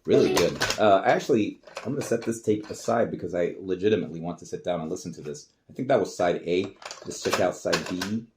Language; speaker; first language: English; non-native, fluent; Swedish